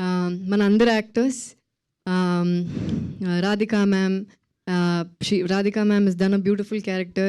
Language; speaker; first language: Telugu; non-native, local second language; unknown